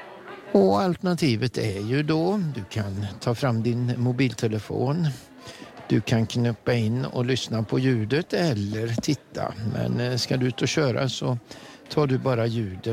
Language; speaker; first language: Swedish; native; Swedish